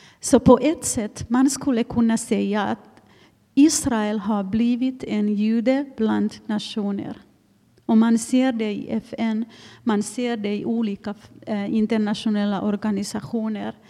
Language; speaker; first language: Swedish; non-native, fluent; Finnish